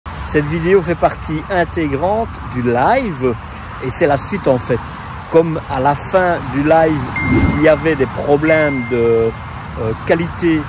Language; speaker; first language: French; native; French